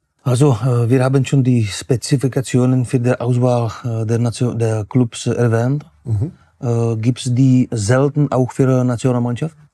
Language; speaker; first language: German; non-native, fluent; Czech